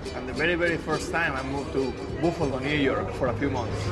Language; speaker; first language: English; non-native, fluent; Spanish